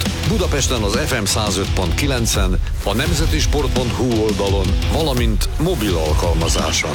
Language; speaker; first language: Hungarian; native; Hungarian